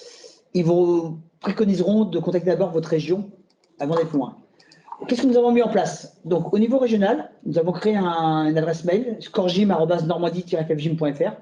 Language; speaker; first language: French; native; French